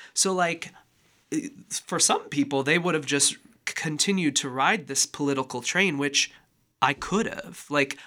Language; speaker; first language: English; native; English